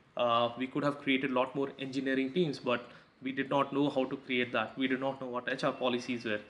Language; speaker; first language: English; non-native, local second language; Hindi